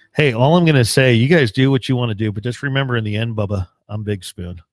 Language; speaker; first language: English; native; English